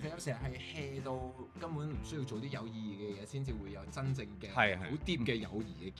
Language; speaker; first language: Cantonese; native; Cantonese